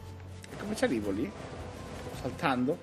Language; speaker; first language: Italian; native; Italian